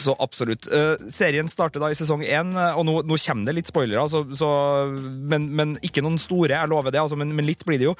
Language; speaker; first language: Norwegian; native; Norwegian